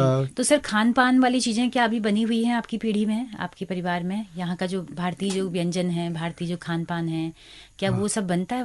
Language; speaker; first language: Hindi; native; Hindi